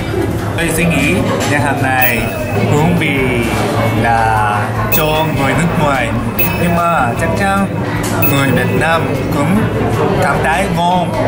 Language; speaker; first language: Vietnamese; non-native, learner; Japanese